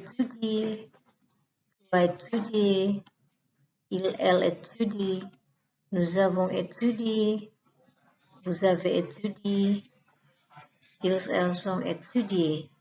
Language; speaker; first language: French; non-native, fluent; Indonesian